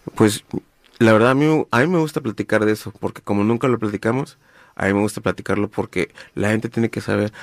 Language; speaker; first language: Spanish; native; Spanish